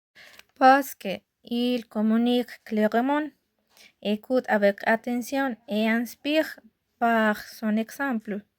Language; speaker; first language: French; non-native, fluent; Spanish